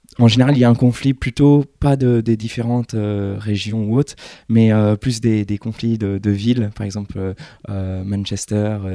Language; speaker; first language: French; early bilingual, other home language; English